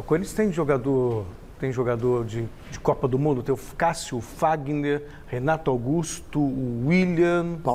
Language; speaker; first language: Portuguese; native; Portuguese